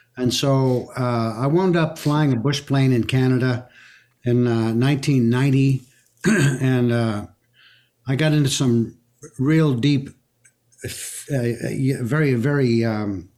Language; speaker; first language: English; early bilingual, other home language; French